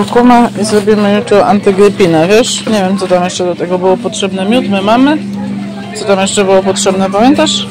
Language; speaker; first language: Polish; native; Polish